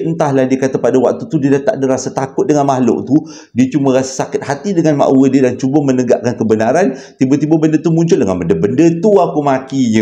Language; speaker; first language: Malay; native; Malay